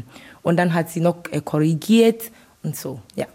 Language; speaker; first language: German; non-native, learner; Akan